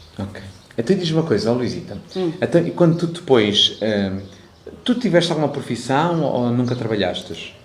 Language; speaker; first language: Portuguese; native; Portuguese